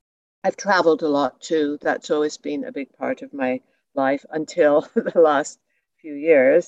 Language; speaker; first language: English; native; English